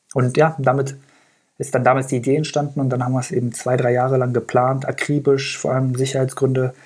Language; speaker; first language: German; early bilingual, other home language; Persian